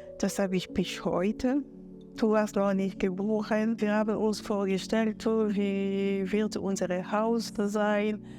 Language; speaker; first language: German; non-native, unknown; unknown